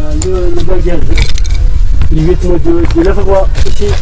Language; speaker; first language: French; non-native, learner; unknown